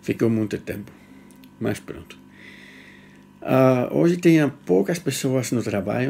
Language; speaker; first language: Portuguese; non-native, fluent; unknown